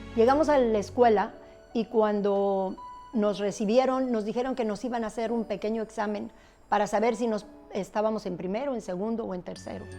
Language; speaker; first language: Spanish; early bilingual, other home language; Italian